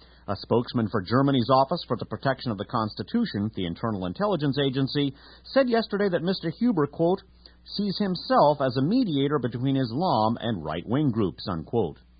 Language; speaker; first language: English; native; English